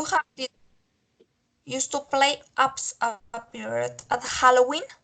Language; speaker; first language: English; non-native, fluent; Spanish